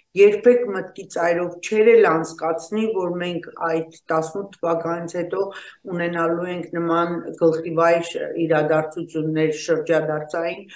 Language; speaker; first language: Armenian; native; Armenian